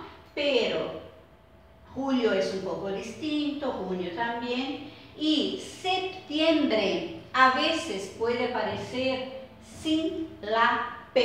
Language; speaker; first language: Spanish; non-native, fluent; Portuguese